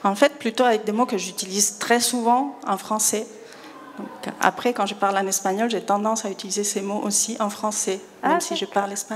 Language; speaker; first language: French; non-native, fluent; Spanish